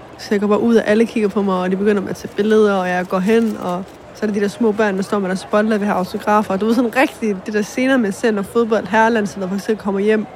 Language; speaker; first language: Danish; early bilingual, other home language; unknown